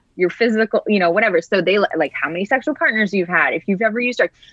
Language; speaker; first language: English; native; English